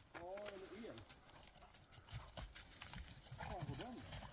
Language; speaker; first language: Swedish; native; Swedish